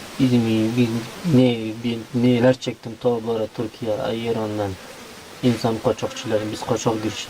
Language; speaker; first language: Turkish; non-native, learner; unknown